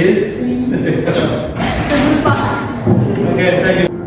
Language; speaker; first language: English; non-native, fluent; Indonesian